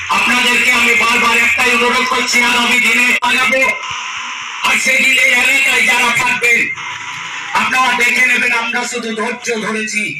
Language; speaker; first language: Bangla; non-native, local second language; Santali